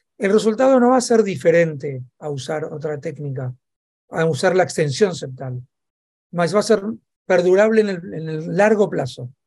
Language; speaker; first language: Spanish; native; Spanish